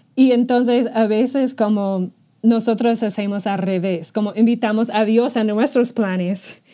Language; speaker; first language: Spanish; non-native, fluent; English